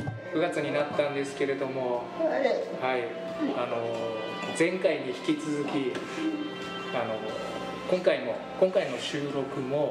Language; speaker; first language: Japanese; native; Japanese